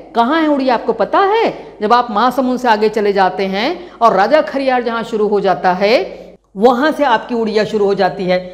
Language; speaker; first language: Hindi; non-native, local second language; Chhattisgarhi